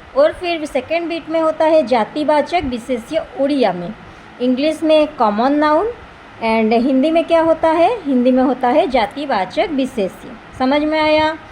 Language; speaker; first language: Hindi; non-native, local second language; Odia